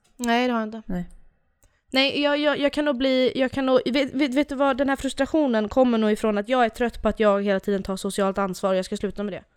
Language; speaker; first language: Swedish; native; Swedish